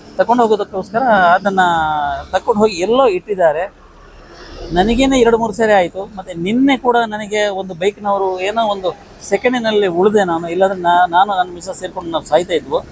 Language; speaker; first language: Kannada; native; Kannada